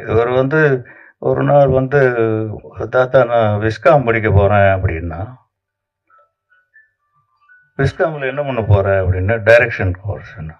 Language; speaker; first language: Tamil; native; Tamil